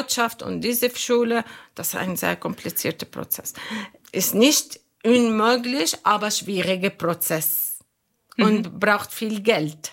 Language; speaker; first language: German; non-native, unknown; Arabic